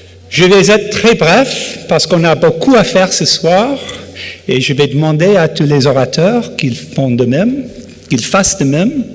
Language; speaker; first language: French; non-native, fluent; English